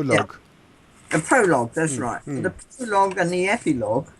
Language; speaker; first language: English; native; English